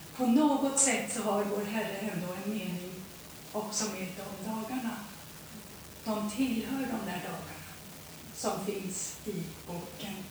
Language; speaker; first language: Swedish; early bilingual, heritage; Swedish